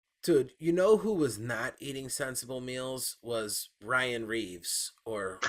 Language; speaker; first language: English; native; English